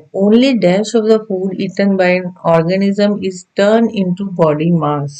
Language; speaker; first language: English; non-native, local second language; Punjabi